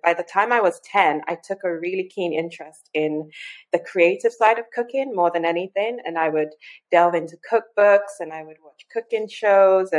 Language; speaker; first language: English; non-native, local second language; Yoruba